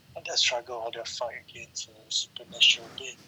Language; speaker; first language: English; non-native, local second language; Malay